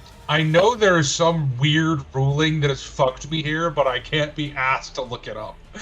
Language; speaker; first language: English; native; English